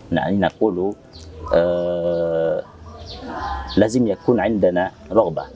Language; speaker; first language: Arabic; non-native, fluent; Indonesian